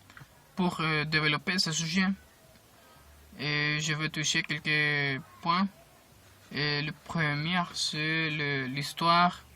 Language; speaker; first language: French; non-native, learner; Spanish